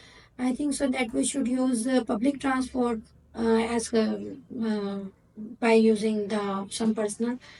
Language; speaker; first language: English; non-native, learner; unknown